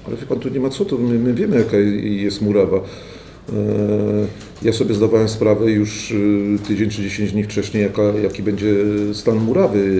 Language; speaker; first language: Polish; native; Polish